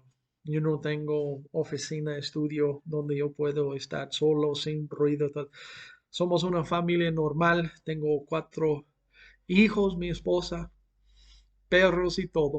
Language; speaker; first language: Spanish; non-native, fluent; English